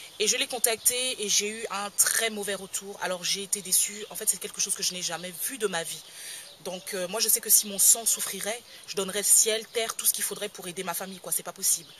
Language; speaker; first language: French; native; French